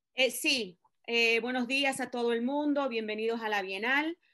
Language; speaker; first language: Spanish; native; Spanish